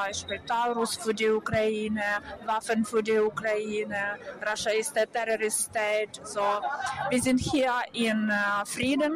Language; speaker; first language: German; non-native, fluent; Ukrainian